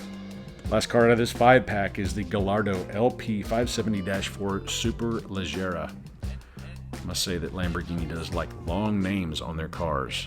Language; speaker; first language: English; native; English